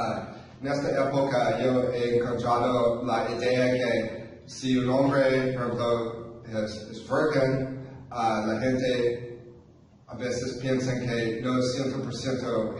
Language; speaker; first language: Spanish; non-native, fluent; English